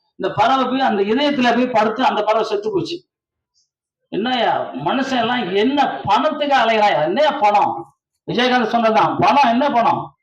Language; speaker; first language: Tamil; native; Tamil